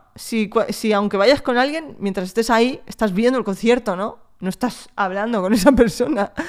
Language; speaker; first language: Spanish; early bilingual, other home language; French